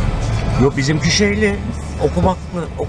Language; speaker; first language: Turkish; native; Turkish